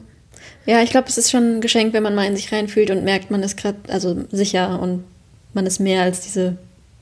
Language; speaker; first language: German; native; German